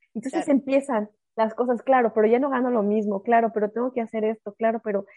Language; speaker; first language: Spanish; native; Spanish